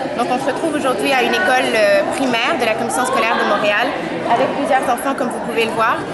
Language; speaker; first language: French; native; French